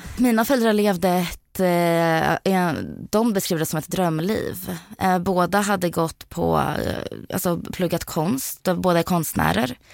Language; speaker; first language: Swedish; early bilingual, other home language; Bosnian